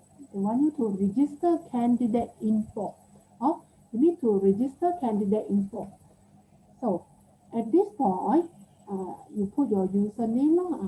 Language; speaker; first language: English; non-native, local second language; Chinese